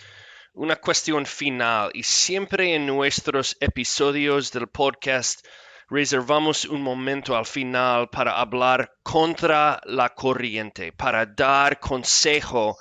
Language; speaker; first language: Spanish; non-native, fluent; English